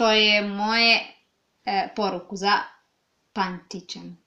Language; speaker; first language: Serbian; non-native, learner; English